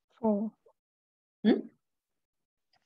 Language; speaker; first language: English; non-native, learner; Vietnamese